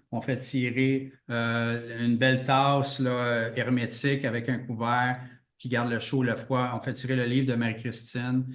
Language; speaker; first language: French; native; French